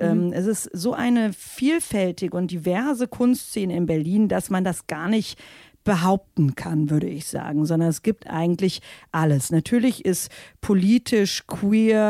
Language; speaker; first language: German; native; German